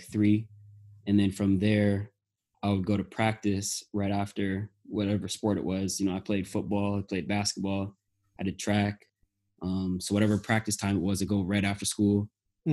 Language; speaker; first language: English; native; English